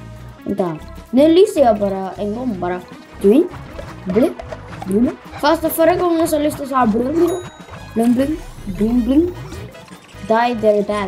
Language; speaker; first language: Swedish; early bilingual, other home language; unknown